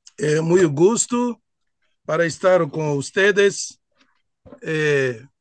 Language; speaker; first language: Portuguese; non-native, fluent; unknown